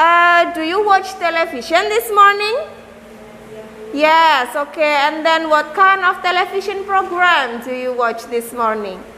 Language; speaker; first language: English; non-native, learner; Indonesian